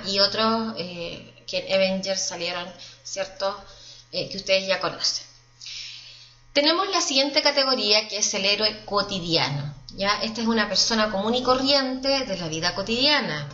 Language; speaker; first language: Spanish; native; Spanish